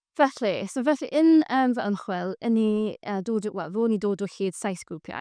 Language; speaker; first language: Welsh; non-native, learner; English